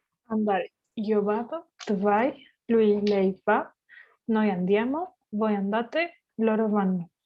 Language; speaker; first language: Italian; non-native, learner; Spanish